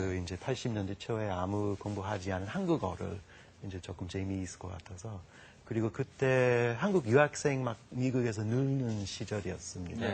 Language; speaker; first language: Korean; non-native, fluent; English